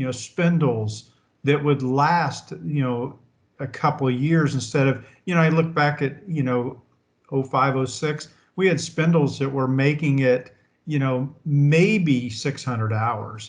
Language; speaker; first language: English; native; English